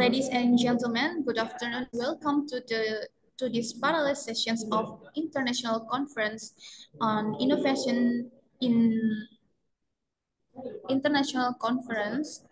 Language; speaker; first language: English; non-native, fluent; Indonesian